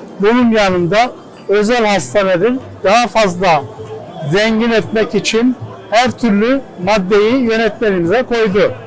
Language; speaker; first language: Turkish; non-native, local second language; Kurdish